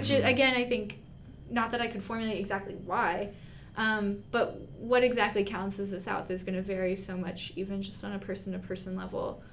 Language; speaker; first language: English; native; English